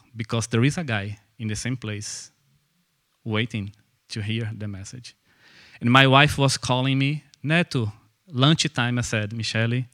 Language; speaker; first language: English; non-native, fluent; Portuguese